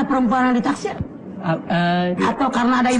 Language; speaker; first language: Indonesian; native; Indonesian